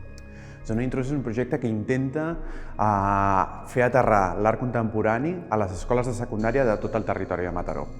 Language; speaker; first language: Catalan; native; Catalan